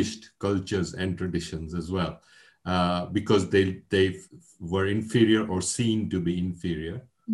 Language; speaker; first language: English; non-native, local second language; Gujarati